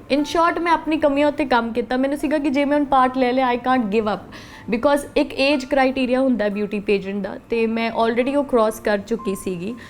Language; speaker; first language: Punjabi; native; Punjabi